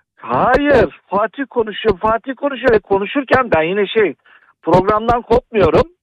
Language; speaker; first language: Turkish; native; Turkish